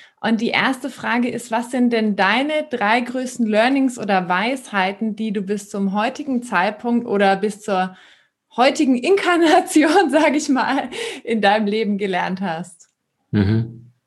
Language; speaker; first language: German; native; German